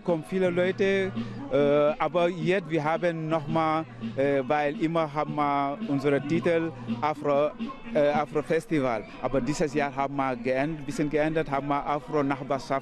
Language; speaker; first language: German; non-native, learner; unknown